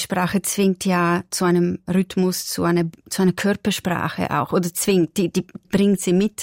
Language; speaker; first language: German; non-native, local second language; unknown